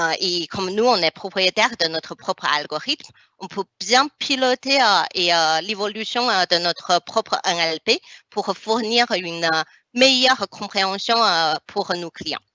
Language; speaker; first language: French; non-native, fluent; Chinese